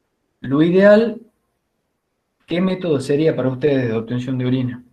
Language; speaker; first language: Spanish; native; Spanish